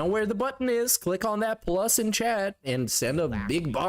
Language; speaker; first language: English; native; English